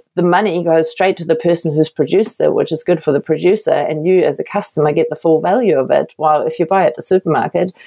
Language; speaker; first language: English; non-native, fluent; German